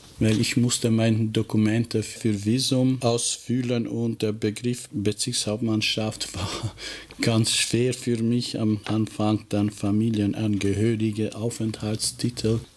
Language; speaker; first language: German; non-native, fluent; Albanian